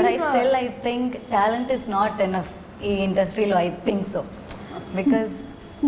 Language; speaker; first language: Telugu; non-native, learner; Malayalam